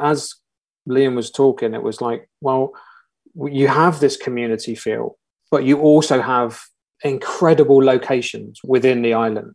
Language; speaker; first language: English; native; English